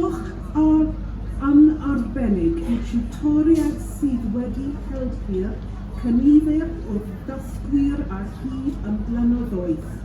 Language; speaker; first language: Welsh; non-native, learner; English